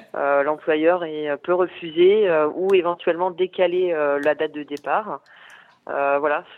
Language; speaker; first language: French; native; French